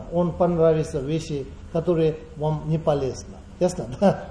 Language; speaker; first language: Russian; non-native, learner; Tibetan